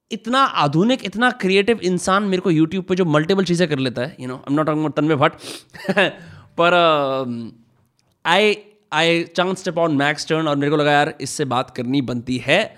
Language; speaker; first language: Hindi; native; Hindi